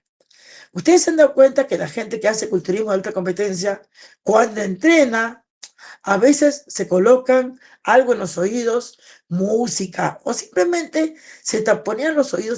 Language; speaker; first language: Spanish; native; Spanish